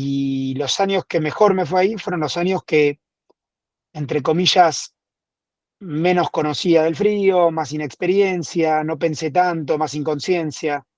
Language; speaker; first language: Spanish; native; Spanish